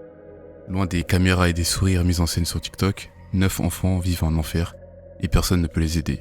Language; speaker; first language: French; native; French